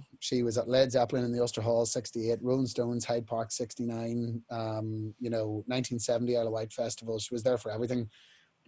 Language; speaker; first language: English; native; English